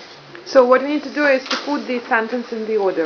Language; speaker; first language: English; non-native, fluent; Ukrainian